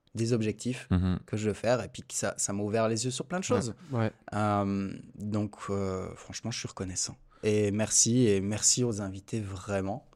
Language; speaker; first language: French; native; French